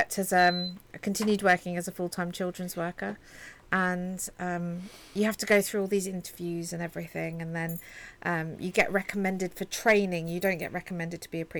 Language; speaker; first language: English; native; English